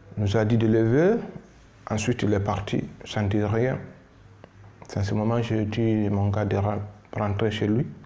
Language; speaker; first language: French; non-native, local second language; Fula